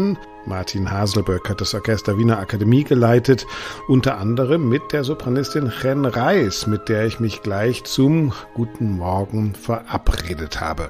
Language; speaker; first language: German; native; German